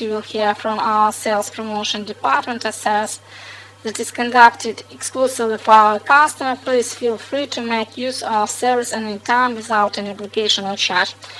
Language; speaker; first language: English; non-native, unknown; Russian